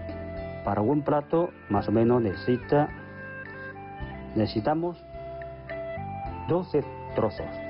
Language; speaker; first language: Spanish; non-native, fluent; Chinese